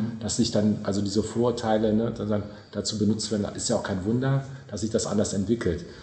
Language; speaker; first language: German; native; German